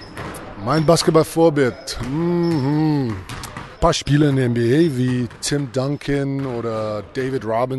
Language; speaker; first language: German; non-native, learner; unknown